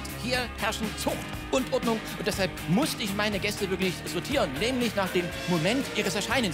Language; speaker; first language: German; native; German